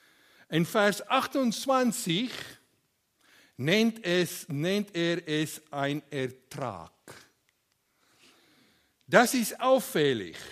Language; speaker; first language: German; non-native, learner; Afrikaans